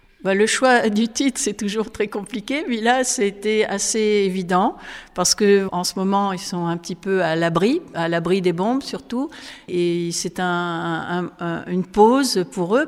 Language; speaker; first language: French; native; French